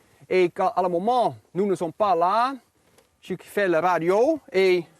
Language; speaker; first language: French; non-native, learner; Dutch